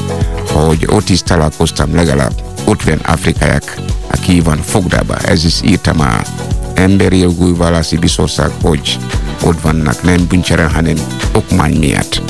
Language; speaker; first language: Hungarian; non-native, fluent; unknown